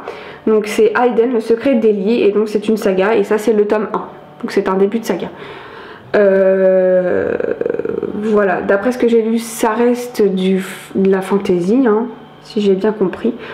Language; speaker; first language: French; native; French